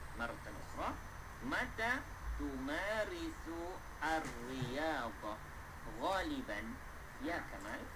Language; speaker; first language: Arabic; non-native, fluent; Malay